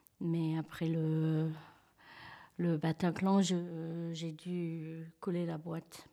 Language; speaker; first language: French; non-native, fluent; English